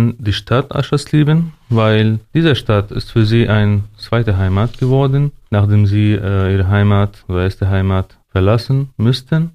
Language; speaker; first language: German; non-native, fluent; Arabic